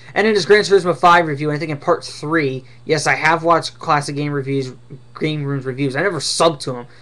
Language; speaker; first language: English; native; English